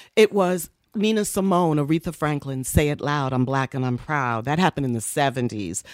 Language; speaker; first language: English; early bilingual, other home language; Spanish